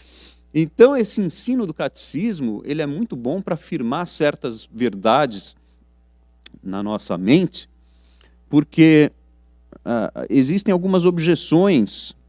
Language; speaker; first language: Portuguese; native; Portuguese